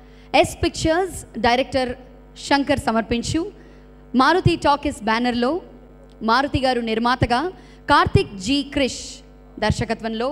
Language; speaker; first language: Telugu; native; Telugu